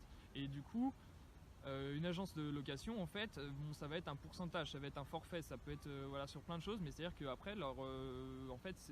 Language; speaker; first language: French; native; French